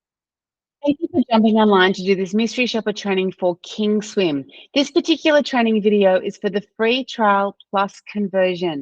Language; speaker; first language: English; native; English